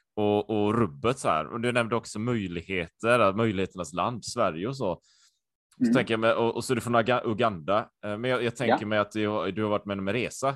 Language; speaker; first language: Swedish; native; Swedish